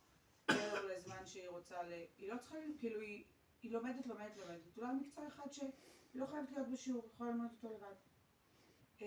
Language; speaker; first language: Hebrew; native; Hebrew